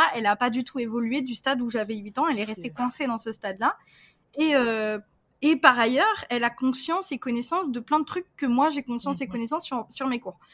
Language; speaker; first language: French; early bilingual, other home language; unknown